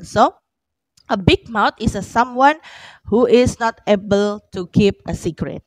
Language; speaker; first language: English; non-native, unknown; Indonesian